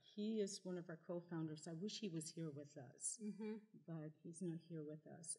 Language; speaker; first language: English; native; English